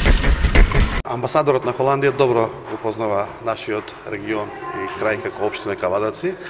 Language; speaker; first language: Macedonian; native; Macedonian